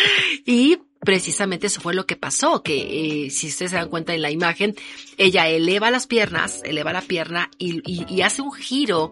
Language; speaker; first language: Spanish; native; Spanish